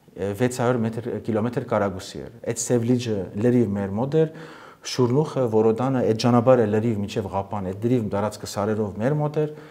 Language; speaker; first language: Armenian; early bilingual, heritage; Armenian